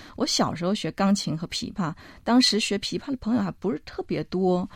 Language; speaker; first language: Chinese; native; Chinese